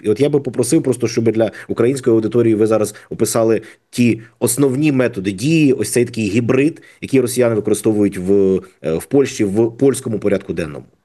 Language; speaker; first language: Ukrainian; native; Ukrainian